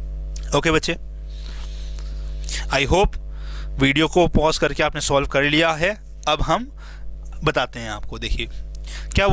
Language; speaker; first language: Hindi; native; Hindi